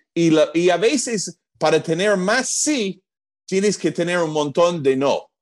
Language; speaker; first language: Spanish; non-native, fluent; English